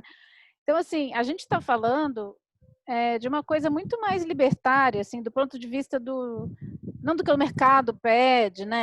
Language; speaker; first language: Portuguese; native; Portuguese